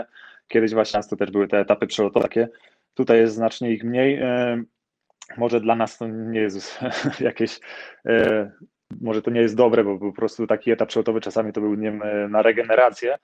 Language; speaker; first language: Polish; native; Polish